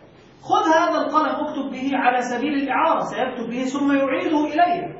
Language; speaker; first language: Arabic; native; Arabic